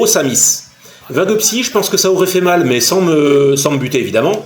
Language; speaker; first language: French; native; French